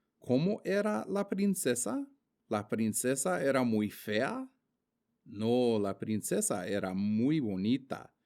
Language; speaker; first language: Spanish; non-native, fluent; English